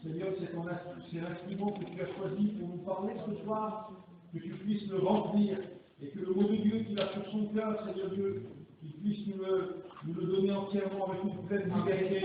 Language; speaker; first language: French; native; French